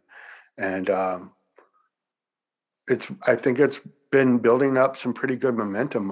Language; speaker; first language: English; native; English